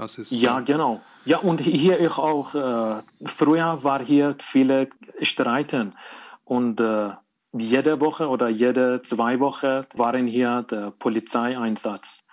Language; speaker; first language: German; non-native, learner; Persian